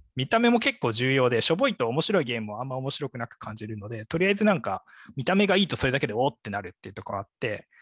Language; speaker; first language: Japanese; native; Japanese